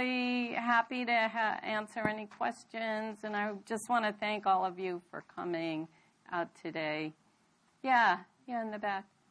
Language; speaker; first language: English; native; English